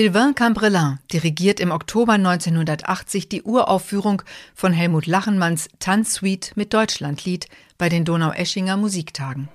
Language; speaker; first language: German; native; German